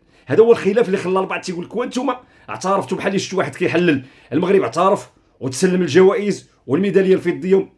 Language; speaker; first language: Arabic; native; Arabic